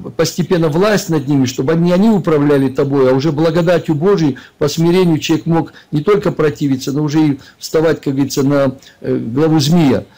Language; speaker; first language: Russian; native; Russian